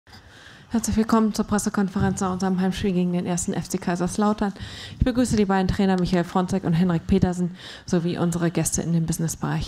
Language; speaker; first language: German; native; German